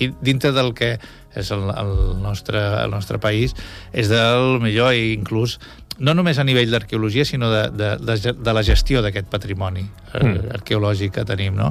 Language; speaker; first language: Catalan; native; Catalan